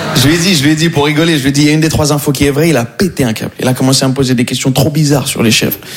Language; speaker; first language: French; native; French